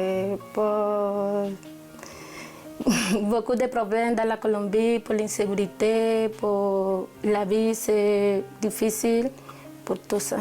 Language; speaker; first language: French; non-native, learner; Spanish